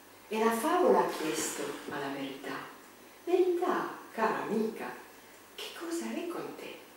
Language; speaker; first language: Italian; non-native, learner; German